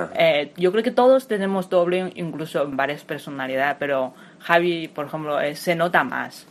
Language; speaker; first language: Spanish; non-native, fluent; Chinese